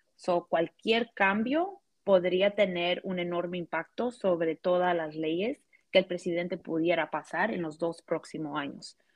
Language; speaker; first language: Spanish; early bilingual, heritage; Spanish